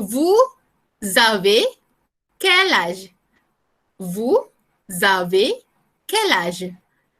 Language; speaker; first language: French; non-native, fluent; Malay